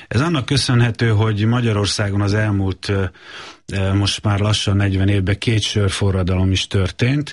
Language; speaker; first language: Hungarian; native; Hungarian